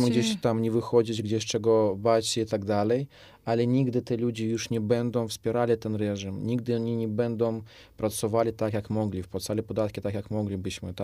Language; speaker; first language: Polish; non-native, fluent; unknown